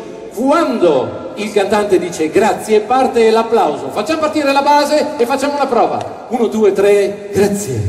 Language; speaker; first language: Italian; native; Italian